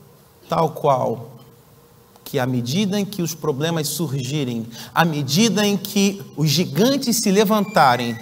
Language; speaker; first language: Portuguese; native; Portuguese